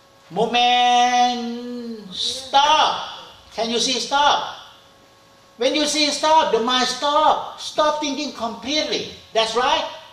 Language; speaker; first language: English; non-native, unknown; Thai